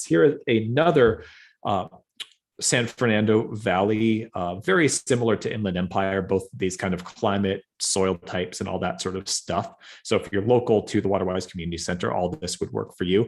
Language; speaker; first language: English; native; English